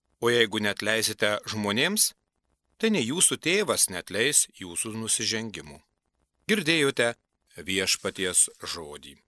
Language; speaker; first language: Lithuanian; native; Lithuanian